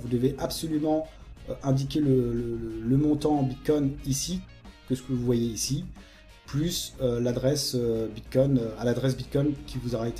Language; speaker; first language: French; native; French